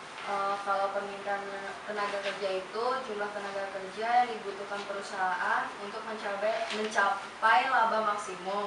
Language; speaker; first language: Indonesian; native; Indonesian